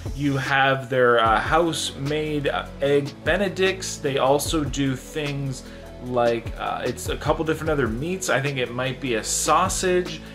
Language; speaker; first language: English; native; English